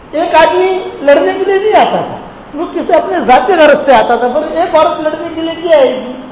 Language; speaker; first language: Urdu; non-native, local second language; Gujarati